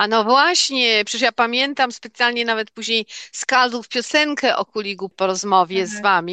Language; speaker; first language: Polish; native; Polish